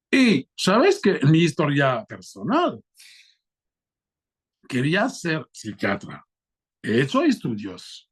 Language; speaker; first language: Spanish; non-native, fluent; French